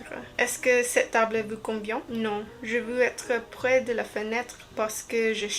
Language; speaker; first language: French; non-native, learner; English